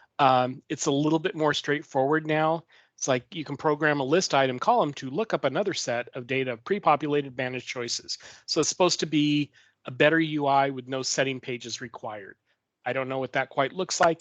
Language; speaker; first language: English; native; English